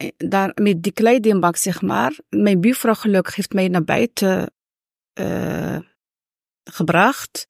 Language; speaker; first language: Dutch; non-native, fluent; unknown